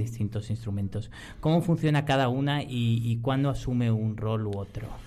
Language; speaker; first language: Spanish; native; Spanish